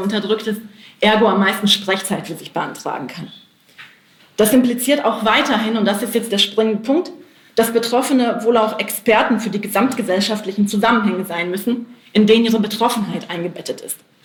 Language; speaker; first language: German; native; German